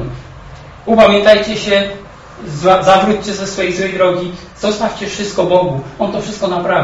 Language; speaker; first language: Polish; native; Polish